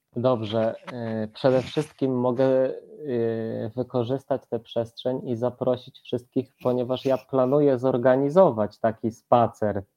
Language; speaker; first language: Polish; native; Polish